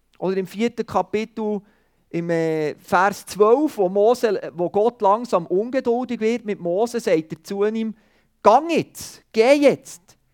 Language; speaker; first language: German; non-native, fluent; Swiss German